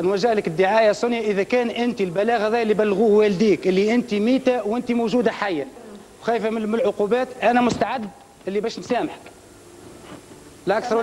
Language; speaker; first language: Arabic; native; Arabic